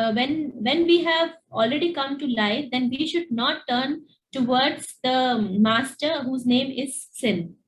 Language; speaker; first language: English; non-native, local second language; Hindi